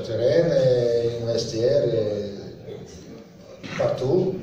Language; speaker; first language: French; non-native, learner; Serbian